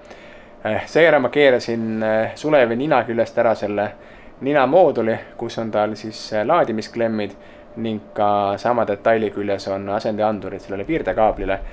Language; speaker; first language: Estonian; native; Estonian